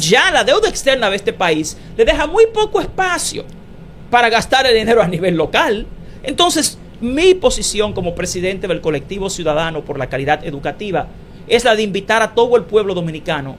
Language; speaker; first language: Spanish; native; Spanish